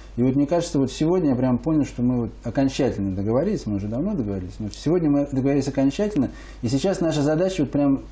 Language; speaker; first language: Russian; native; Russian